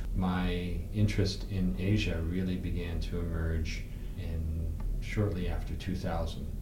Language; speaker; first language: English; native; English